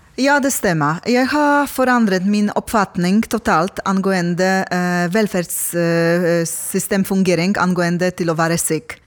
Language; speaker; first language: Norwegian; non-native, fluent; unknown